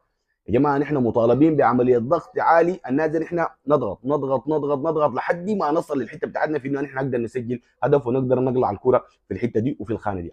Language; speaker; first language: Arabic; native; Arabic